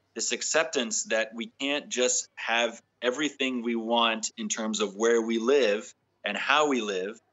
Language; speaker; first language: English; native; English